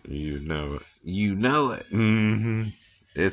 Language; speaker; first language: English; native; English